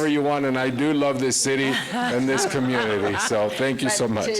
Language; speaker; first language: English; early bilingual, other home language; Spanish